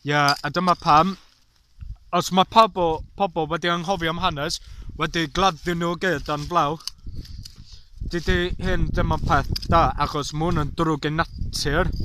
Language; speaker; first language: Welsh; non-native, learner; English